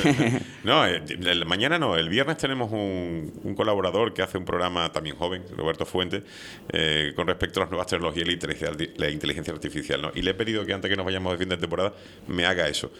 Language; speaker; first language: Spanish; native; Spanish